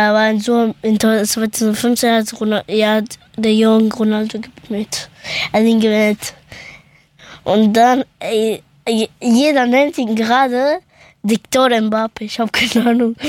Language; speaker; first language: German; early bilingual, other home language; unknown